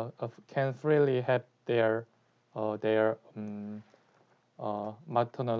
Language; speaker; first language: English; non-native, learner; Korean